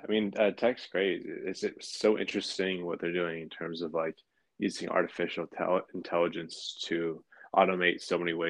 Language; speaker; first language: English; native; English